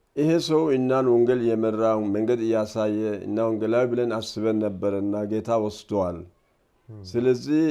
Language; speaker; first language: Amharic; non-native, local second language; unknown